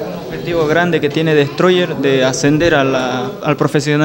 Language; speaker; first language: Spanish; non-native, local second language; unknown